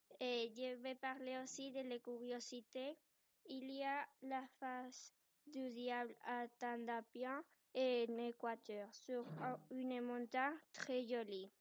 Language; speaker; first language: French; non-native, learner; Spanish